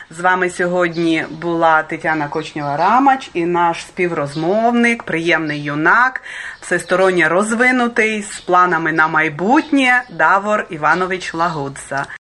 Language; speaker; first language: Ukrainian; early bilingual, heritage; Ukrainian